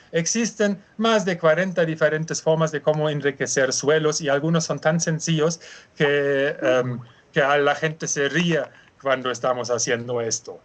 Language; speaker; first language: Spanish; non-native, fluent; German